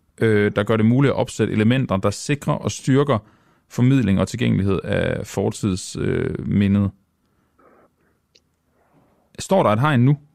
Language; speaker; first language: Danish; native; Danish